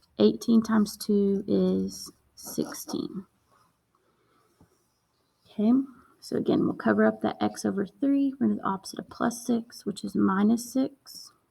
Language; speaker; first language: English; native; English